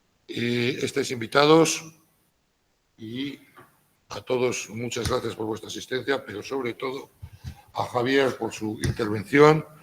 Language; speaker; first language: Spanish; native; Spanish